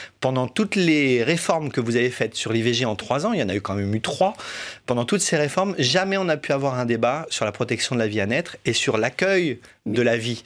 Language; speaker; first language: French; native; French